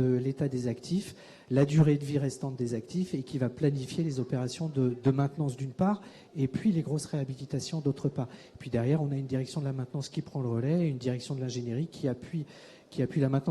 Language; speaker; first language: French; native; French